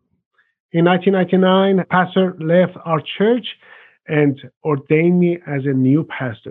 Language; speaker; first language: English; non-native, fluent; Persian